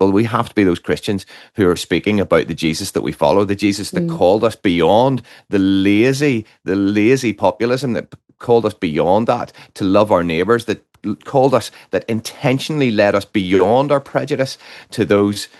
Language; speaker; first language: English; native; English